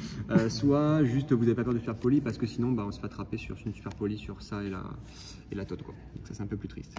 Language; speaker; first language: French; native; French